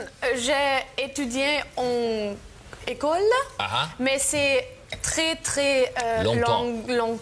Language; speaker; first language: French; non-native, learner; German